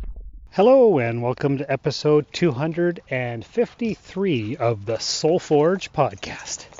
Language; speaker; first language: English; native; English